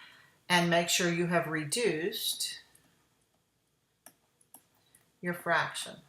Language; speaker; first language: English; native; English